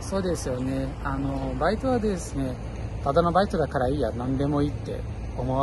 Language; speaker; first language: Japanese; non-native, fluent; Portuguese